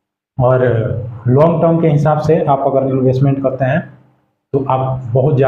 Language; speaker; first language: Hindi; native; Hindi